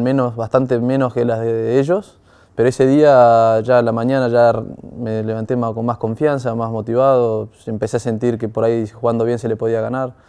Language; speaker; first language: Spanish; native; Spanish